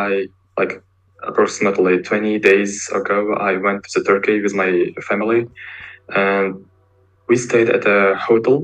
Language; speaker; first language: English; non-native, learner; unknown